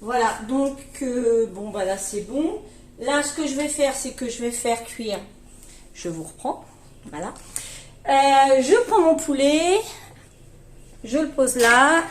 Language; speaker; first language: French; native; French